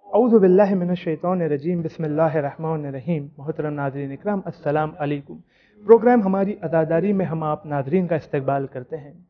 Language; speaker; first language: Urdu; native; Urdu